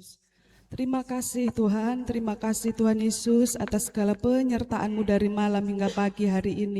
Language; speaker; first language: Indonesian; native; Indonesian